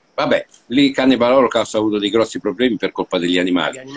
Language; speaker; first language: Italian; early bilingual, heritage; Italian